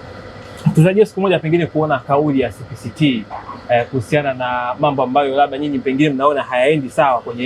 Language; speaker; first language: Swahili; native; Swahili